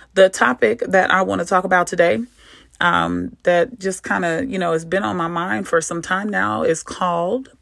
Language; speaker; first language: English; native; English